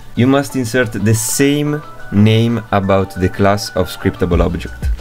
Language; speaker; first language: English; non-native, learner; Italian